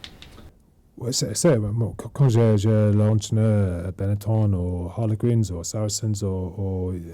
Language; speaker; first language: French; non-native, learner; English